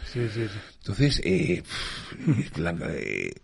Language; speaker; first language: Spanish; early bilingual, other home language; English